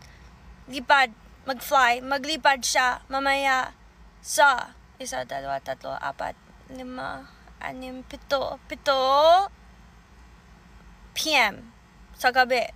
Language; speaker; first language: Filipino; early bilingual, heritage; English